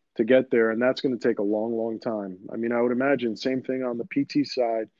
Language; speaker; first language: English; early bilingual, other home language; Greek